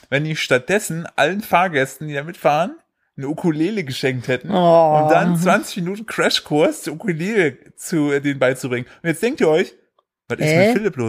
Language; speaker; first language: German; native; German